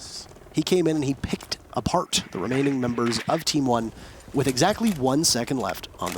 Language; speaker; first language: English; native; English